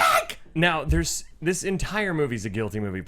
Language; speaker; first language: English; native; English